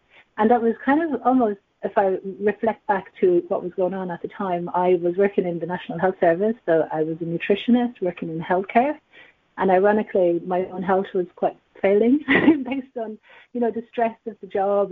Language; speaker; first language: English; native; English